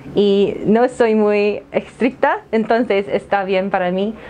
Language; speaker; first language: Spanish; non-native, fluent; English